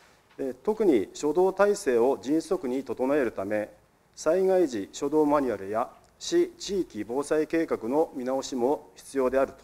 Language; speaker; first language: Japanese; native; Japanese